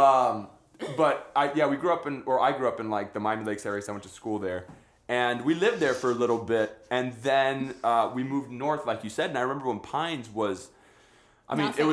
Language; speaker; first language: English; early bilingual, other home language; Spanish